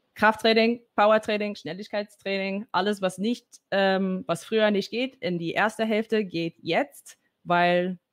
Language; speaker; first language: German; non-native, fluent; English